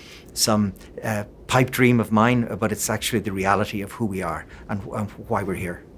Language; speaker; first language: English; native; English